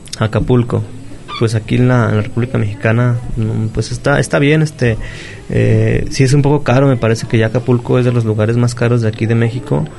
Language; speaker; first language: Spanish; native; Spanish